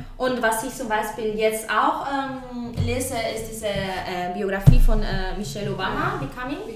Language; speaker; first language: German; non-native, fluent; Spanish